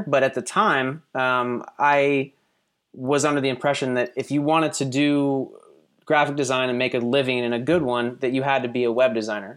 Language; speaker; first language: English; native; English